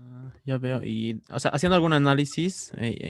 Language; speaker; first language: Spanish; native; Spanish